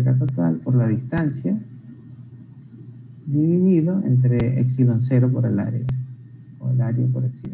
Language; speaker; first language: Spanish; native; Spanish